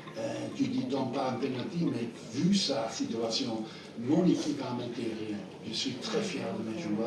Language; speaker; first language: French; non-native, fluent; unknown